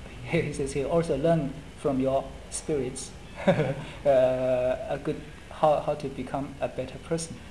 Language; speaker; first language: English; non-native, fluent; Chinese